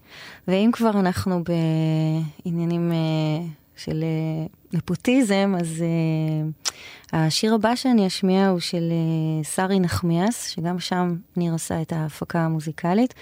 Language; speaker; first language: Hebrew; native; Hebrew